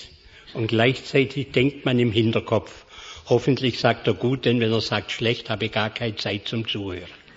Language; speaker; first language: German; native; German